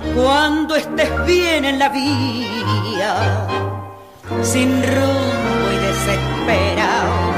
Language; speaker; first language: English; non-native, fluent; Spanish